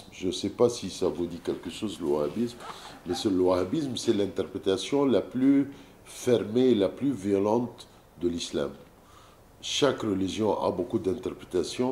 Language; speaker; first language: French; non-native, fluent; Arabic